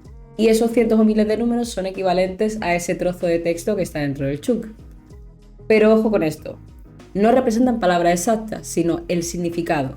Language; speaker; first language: Spanish; native; Spanish